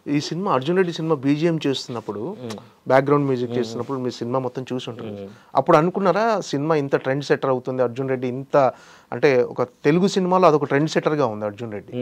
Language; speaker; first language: Telugu; native; Telugu